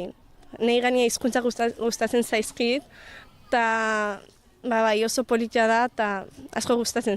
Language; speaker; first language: Basque; early bilingual, other home language; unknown